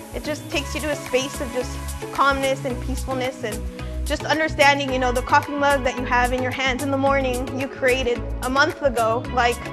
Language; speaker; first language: English; native; English